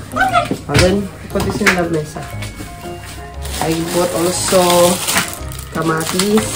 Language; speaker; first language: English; non-native, local second language; Filipino